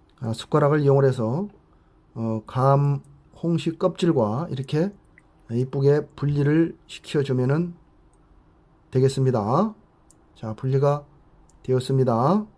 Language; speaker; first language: Korean; native; Korean